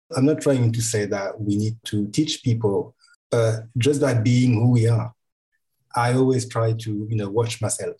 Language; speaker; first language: English; non-native, fluent; French